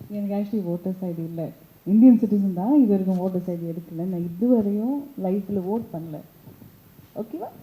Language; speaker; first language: Tamil; early bilingual, heritage; Tamil